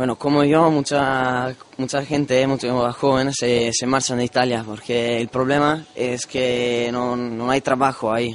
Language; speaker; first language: Spanish; non-native, learner; Italian